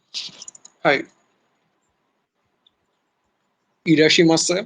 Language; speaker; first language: Japanese; non-native, learner; Bangla